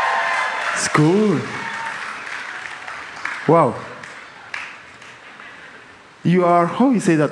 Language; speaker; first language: English; non-native, learner; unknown